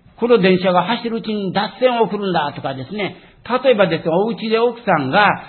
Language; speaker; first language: Japanese; native; Japanese